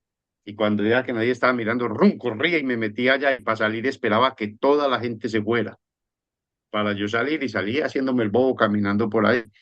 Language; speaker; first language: Spanish; native; Spanish